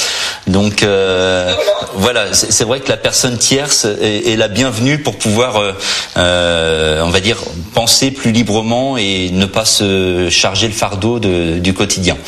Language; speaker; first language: French; native; French